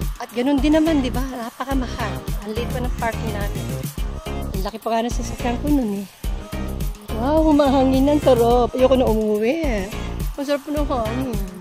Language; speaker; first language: Filipino; native; Filipino